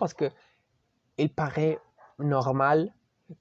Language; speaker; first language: French; non-native, learner; Spanish